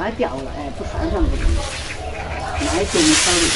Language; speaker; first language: Chinese; native; Chinese